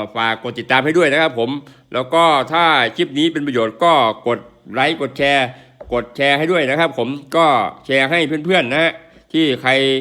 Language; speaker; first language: Thai; non-native, local second language; Northeastern Thai